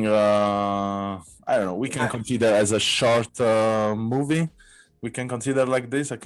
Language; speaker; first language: English; non-native, fluent; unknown